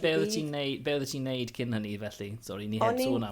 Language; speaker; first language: Welsh; non-native, local second language; English